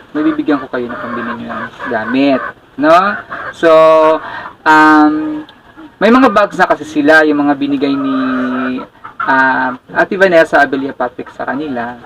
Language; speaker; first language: Filipino; non-native, local second language; Cebuano